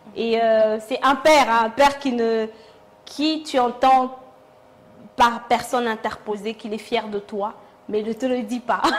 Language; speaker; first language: French; non-native, local second language; Swahili